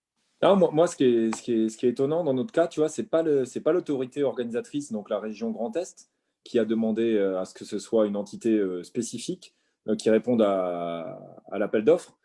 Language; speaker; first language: French; native; French